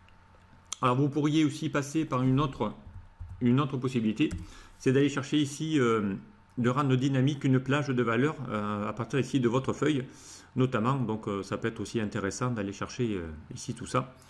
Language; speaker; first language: French; native; French